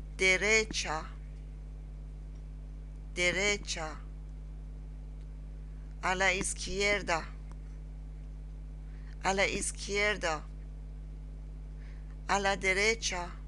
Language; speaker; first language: Spanish; non-native, learner; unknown